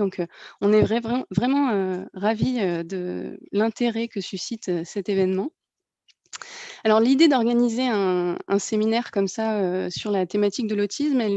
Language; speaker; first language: French; native; French